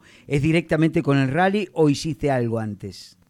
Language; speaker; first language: Spanish; native; Spanish